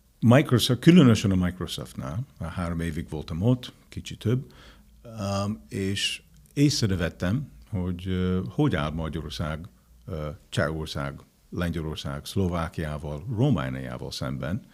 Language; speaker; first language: Hungarian; non-native, fluent; English